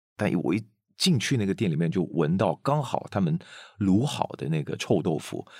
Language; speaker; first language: Chinese; non-native, local second language; Hakka Chinese